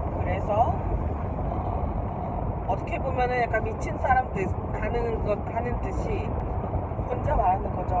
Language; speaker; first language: Korean; non-native, fluent; Malay